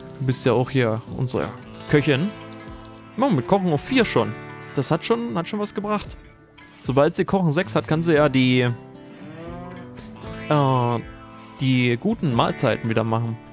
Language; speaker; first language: German; native; German